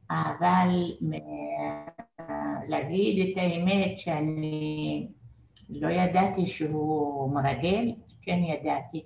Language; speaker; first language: Hebrew; non-native, fluent; Arabic